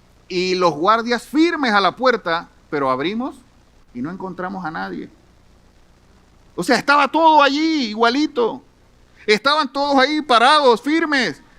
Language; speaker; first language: Spanish; native; Spanish